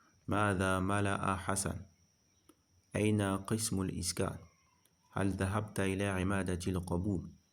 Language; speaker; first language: Arabic; non-native, fluent; French